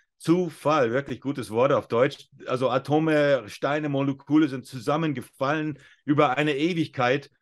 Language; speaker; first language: German; non-native, fluent; English